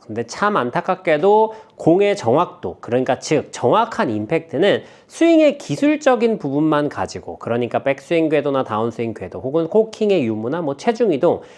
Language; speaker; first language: Korean; native; Korean